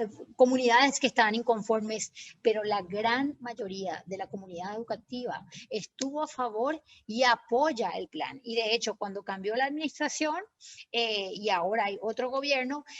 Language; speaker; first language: Spanish; native; Spanish